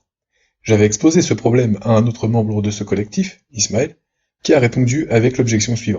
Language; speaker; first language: French; native; French